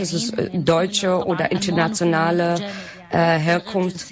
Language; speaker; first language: German; non-native, learner; Arabic